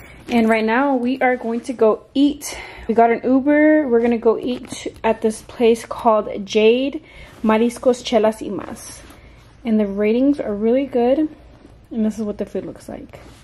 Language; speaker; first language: English; early bilingual, other home language; Spanish